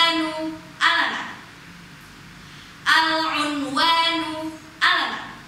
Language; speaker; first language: Arabic; non-native, fluent; Indonesian